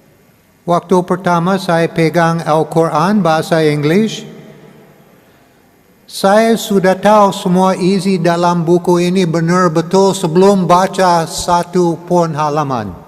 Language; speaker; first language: Indonesian; non-native, fluent; English